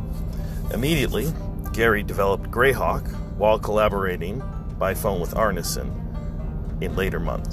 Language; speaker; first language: English; native; English